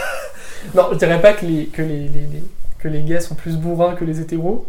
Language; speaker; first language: French; native; French